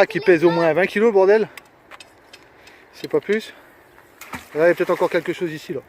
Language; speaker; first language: French; native; French